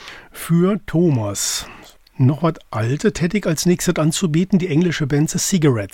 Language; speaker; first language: German; native; German